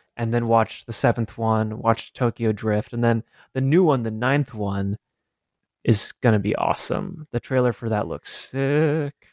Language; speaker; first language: English; native; English